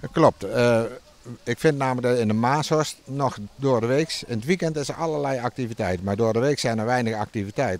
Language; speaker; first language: Dutch; native; Dutch